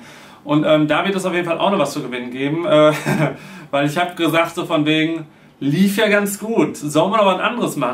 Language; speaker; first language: German; native; German